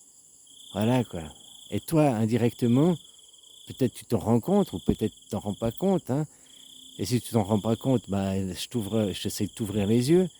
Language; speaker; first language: French; native; French